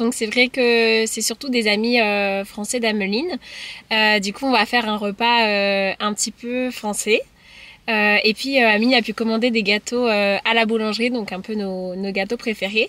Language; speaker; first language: French; native; French